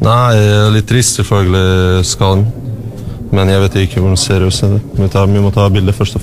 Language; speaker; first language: Norwegian; non-native, learner; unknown